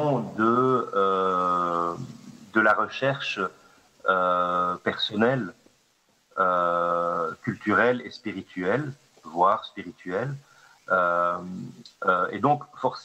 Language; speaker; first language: French; non-native, local second language; Arabic